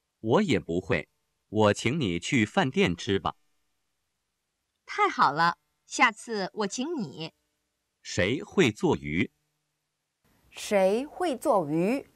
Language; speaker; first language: Chinese; non-native, fluent; Korean